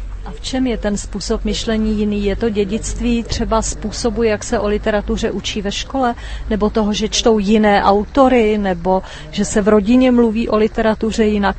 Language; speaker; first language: Czech; native; Czech